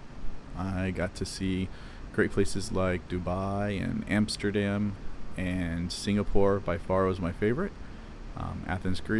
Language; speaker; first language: English; native; English